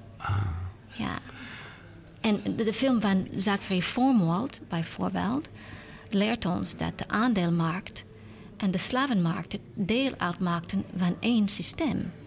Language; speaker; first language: Dutch; non-native, learner; English